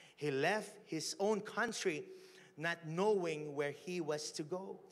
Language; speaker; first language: English; non-native, local second language; Filipino